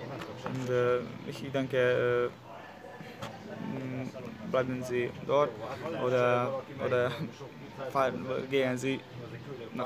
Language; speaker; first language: German; non-native, learner; Hungarian